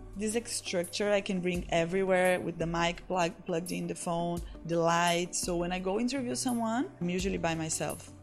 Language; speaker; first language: English; non-native, fluent; Portuguese